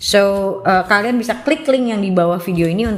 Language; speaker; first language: Indonesian; native; Indonesian